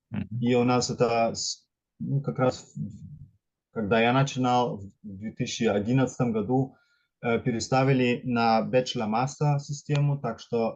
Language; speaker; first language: Russian; non-native, fluent; German